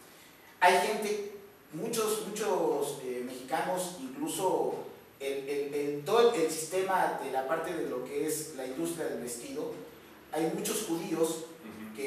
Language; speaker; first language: Spanish; native; Spanish